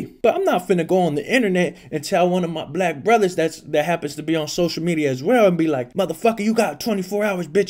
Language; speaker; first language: English; native; English